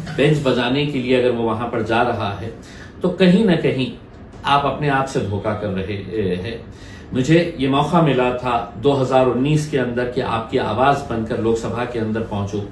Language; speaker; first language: Urdu; native; Urdu